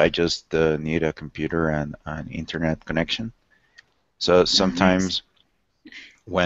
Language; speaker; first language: English; non-native, learner; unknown